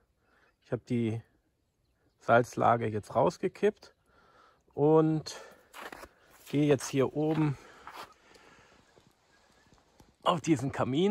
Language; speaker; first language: German; native; German